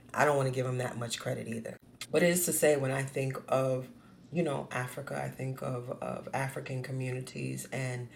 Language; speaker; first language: English; native; English